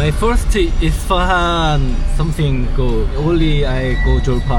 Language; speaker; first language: English; non-native, learner; Korean